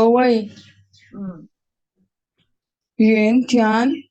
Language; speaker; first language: Chinese; non-native, learner; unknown